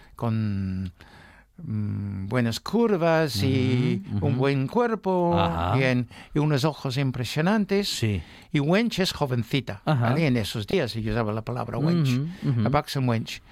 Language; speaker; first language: Spanish; non-native, fluent; English